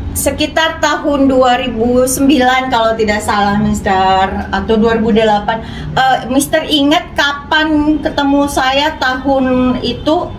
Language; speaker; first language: Indonesian; non-native, local second language; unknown